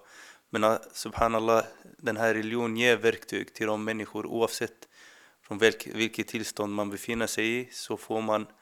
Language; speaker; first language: Swedish; non-native, fluent; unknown